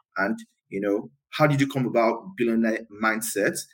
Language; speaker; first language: English; non-native, local second language; Yoruba